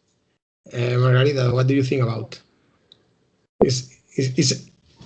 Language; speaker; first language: English; non-native, learner; Spanish